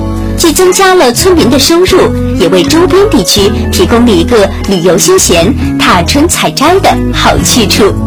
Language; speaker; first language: Chinese; native; Chinese